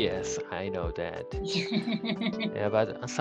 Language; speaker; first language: English; non-native, learner; Japanese